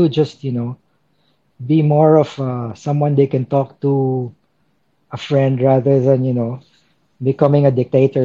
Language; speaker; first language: English; non-native, local second language; Filipino